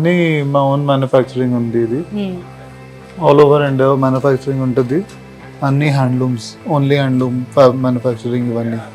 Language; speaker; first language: Telugu; non-native, local second language; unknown